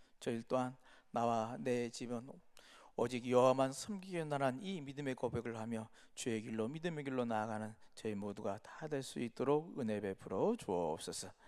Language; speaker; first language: Korean; native; Korean